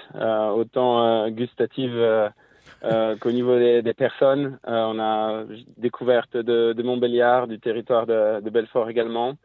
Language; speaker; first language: French; native; French